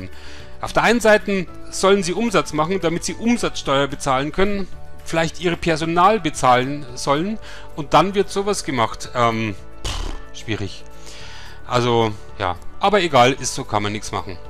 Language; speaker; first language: German; native; German